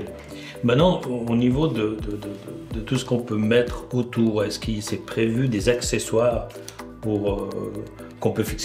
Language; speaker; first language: French; native; French